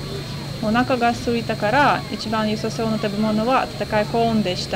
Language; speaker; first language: Japanese; non-native, fluent; Russian